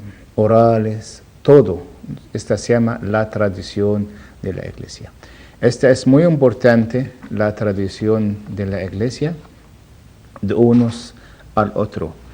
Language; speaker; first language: Spanish; non-native, learner; Arabic